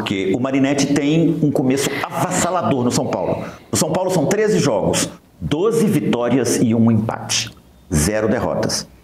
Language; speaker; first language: Portuguese; native; Portuguese